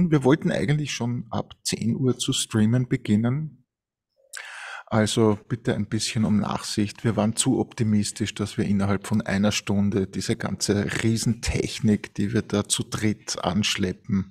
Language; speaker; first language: German; native; German